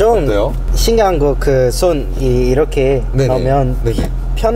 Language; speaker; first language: Korean; non-native, learner; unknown